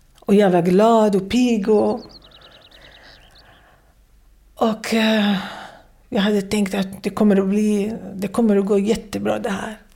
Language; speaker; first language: Swedish; non-native, fluent; Kurdish